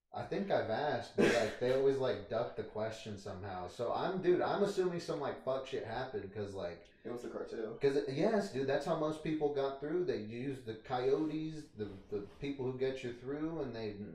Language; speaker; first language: English; native; English